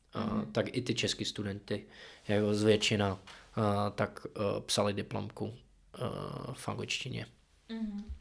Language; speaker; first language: Czech; non-native, fluent; English